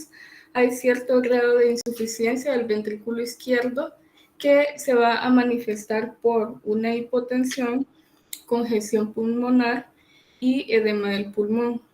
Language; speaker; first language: Spanish; native; Spanish